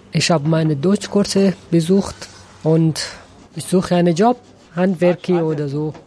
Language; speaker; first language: German; non-native, learner; Persian